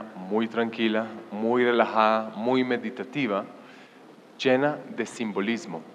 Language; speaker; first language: Spanish; non-native, fluent; Hebrew